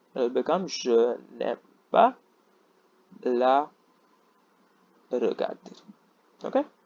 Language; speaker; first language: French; non-native, fluent; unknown